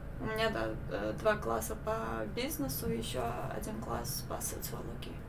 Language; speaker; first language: Russian; non-native, local second language; Armenian